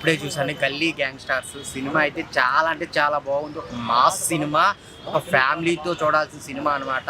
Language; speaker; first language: Telugu; native; Telugu